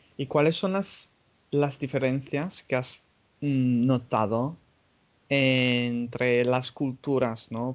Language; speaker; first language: Spanish; non-native, fluent; English